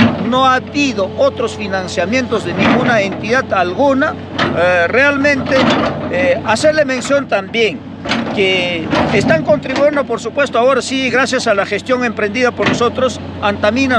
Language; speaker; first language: Spanish; native; Spanish